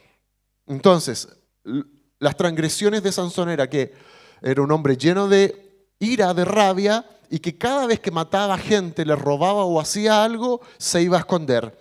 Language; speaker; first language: Spanish; native; Spanish